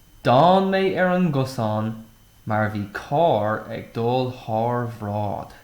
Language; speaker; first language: Irish; non-native, local second language; English